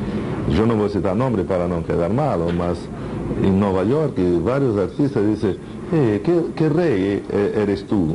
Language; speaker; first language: Spanish; non-native, fluent; Portuguese